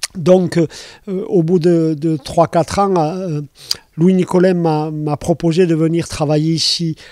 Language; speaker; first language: French; native; French